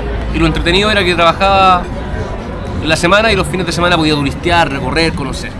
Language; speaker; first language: Spanish; native; Spanish